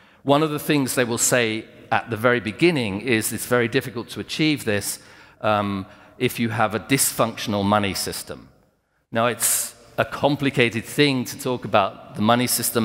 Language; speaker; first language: English; native; English